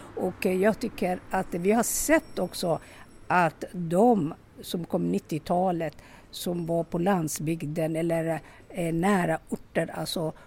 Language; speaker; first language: Swedish; non-native, local second language; Somali